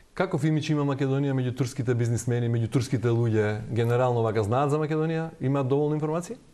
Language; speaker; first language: Macedonian; native; Macedonian